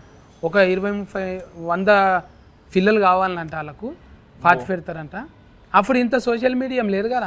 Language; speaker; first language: Telugu; native; Telugu